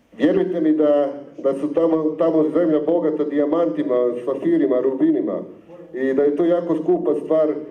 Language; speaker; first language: Croatian; native; Croatian